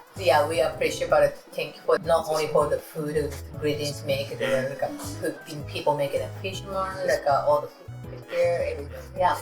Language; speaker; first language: English; non-native, learner; Japanese